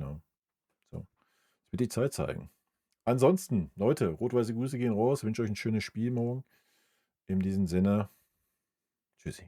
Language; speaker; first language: German; native; German